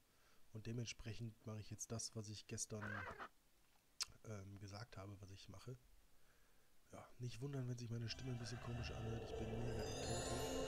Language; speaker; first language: German; native; German